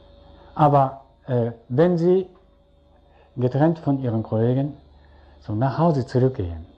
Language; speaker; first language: German; non-native, fluent; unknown